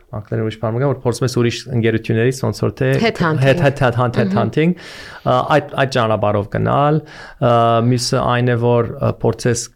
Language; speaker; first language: Armenian; early bilingual, heritage; Armenian